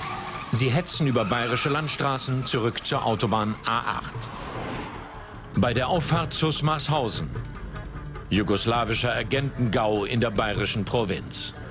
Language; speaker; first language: German; native; German